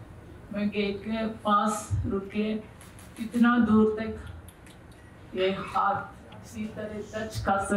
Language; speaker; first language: Hindi; non-native, local second language; Malayalam